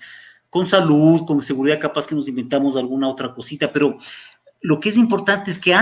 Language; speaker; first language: Spanish; native; Spanish